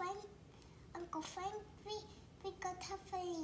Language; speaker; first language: Vietnamese; early bilingual, heritage; Vietnamese